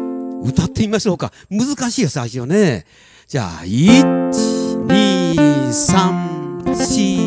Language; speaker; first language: Japanese; native; Japanese